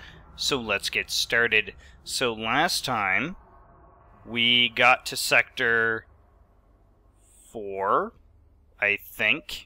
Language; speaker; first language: English; native; English